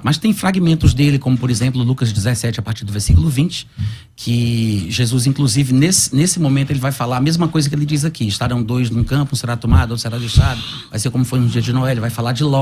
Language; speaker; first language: Portuguese; native; Portuguese